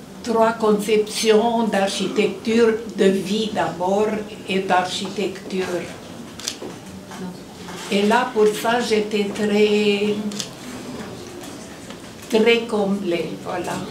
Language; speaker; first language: French; non-native, fluent; Romanian